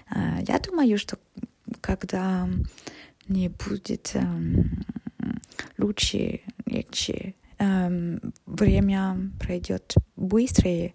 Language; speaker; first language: Russian; non-native, learner; French